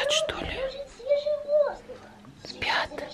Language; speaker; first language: Russian; native; Russian